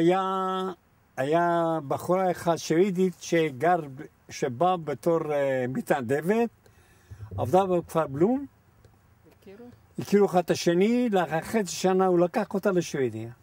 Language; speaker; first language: Hebrew; non-native, fluent; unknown